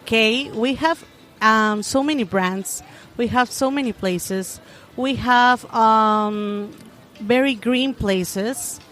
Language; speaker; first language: English; non-native, learner; Spanish